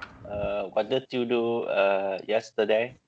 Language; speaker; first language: English; non-native, learner; Vietnamese